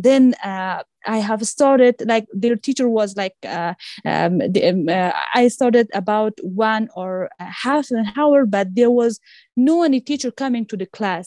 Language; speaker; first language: English; non-native, fluent; Persian